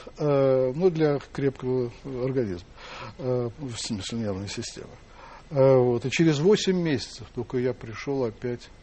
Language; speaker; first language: Russian; native; Russian